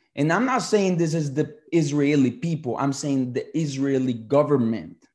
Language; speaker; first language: English; early bilingual, other home language; Spanish